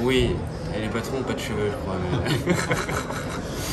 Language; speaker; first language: French; native; French